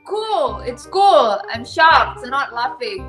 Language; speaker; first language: English; non-native, learner; Indonesian